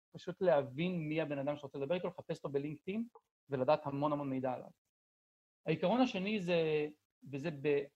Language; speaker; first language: Hebrew; native; Hebrew